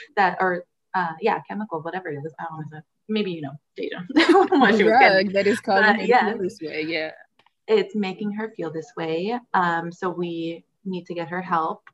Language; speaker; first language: English; early bilingual, other home language; Spanish